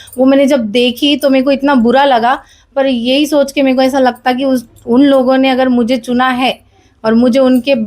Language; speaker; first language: Hindi; non-native, local second language; Marathi